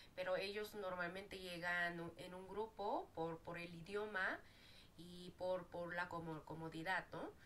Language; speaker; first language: Spanish; non-native, fluent; Korean